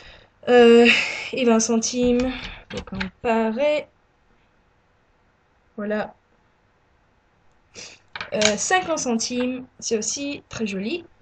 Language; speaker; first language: French; non-native, learner; English